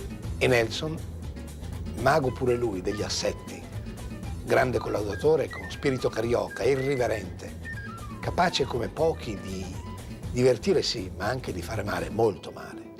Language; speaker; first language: Italian; native; Italian